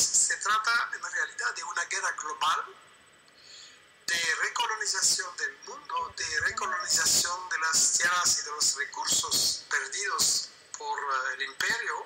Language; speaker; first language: Spanish; non-native, fluent; French